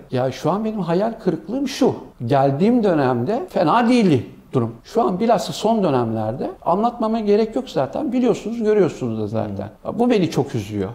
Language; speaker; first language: Turkish; early bilingual, heritage; Turkish